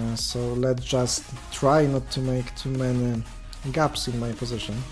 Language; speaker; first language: English; non-native, fluent; Polish